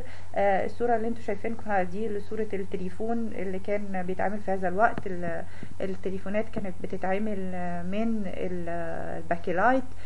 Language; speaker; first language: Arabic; native; Arabic